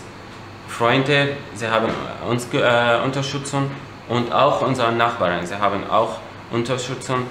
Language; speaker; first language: German; non-native, learner; Arabic